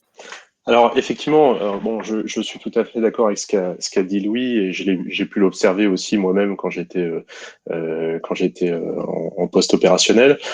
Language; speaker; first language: French; native; French